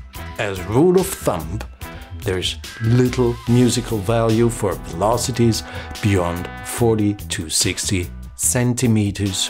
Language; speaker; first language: English; non-native, fluent; German